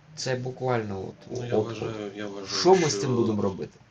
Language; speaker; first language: Ukrainian; non-native, local second language; Russian